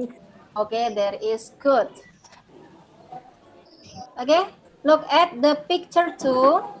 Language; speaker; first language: English; non-native, fluent; Indonesian